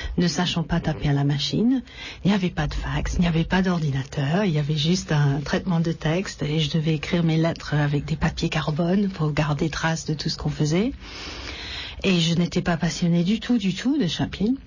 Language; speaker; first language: French; non-native, fluent; English